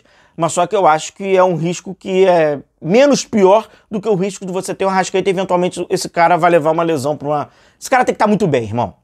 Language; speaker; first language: Portuguese; native; Portuguese